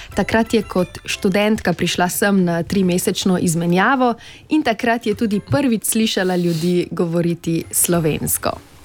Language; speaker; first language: Slovenian; native; Slovenian